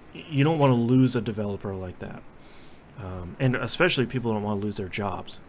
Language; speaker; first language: English; native; English